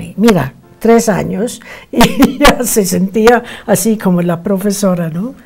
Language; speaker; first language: Spanish; non-native, fluent; English